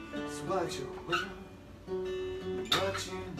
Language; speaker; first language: English; native; English